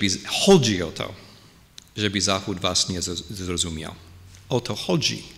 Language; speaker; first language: Polish; non-native, fluent; English